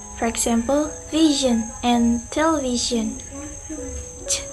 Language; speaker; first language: English; non-native, learner; Indonesian